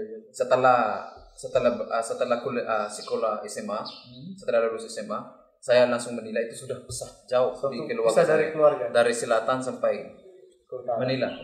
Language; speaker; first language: Indonesian; non-native, learner; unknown